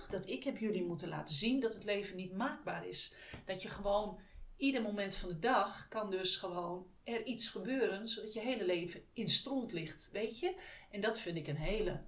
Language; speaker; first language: Dutch; native; Dutch